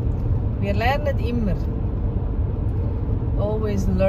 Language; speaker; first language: German; native; German